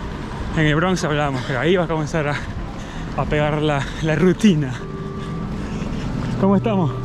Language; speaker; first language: Spanish; native; Spanish